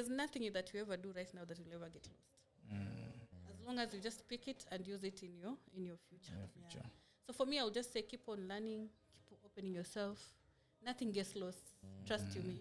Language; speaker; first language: English; non-native, local second language; Swahili